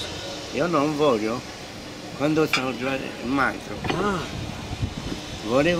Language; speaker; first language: Italian; non-native, learner; French